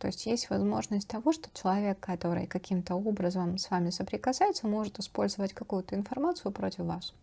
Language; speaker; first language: Russian; native; Russian